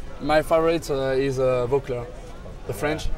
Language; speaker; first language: English; non-native, learner; French